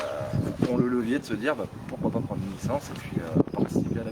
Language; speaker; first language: French; native; French